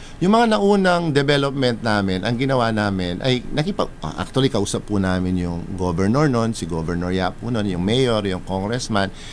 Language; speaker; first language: Filipino; non-native, local second language; Pampanga